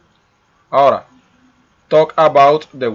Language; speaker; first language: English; non-native, learner; Spanish